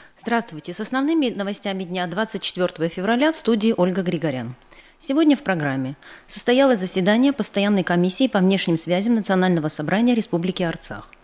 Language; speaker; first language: Russian; non-native, local second language; Armenian